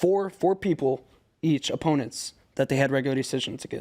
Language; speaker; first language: English; native; English